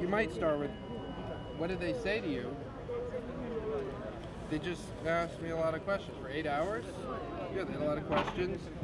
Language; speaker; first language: English; native; English